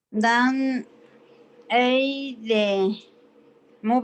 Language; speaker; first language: English; non-native, learner; Spanish